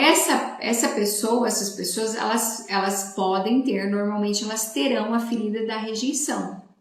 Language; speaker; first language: Portuguese; native; Portuguese